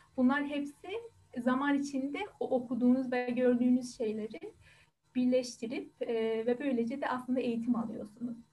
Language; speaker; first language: Turkish; non-native, fluent; Persian